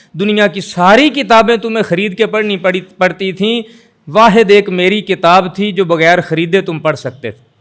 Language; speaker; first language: Urdu; non-native, local second language; Punjabi